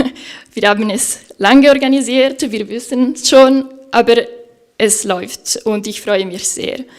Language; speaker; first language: German; non-native, fluent; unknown